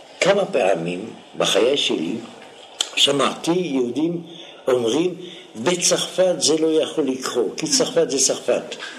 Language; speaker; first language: Hebrew; non-native, fluent; French